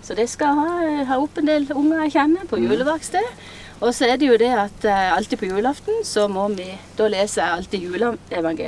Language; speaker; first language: Norwegian; native; Norwegian